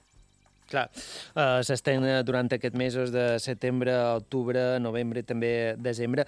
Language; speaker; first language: Catalan; native; Catalan